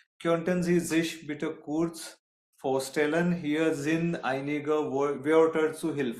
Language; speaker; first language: German; non-native, fluent; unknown